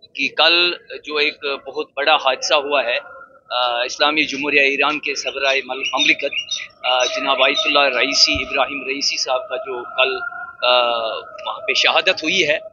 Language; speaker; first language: Urdu; non-native, local second language; Kashmiri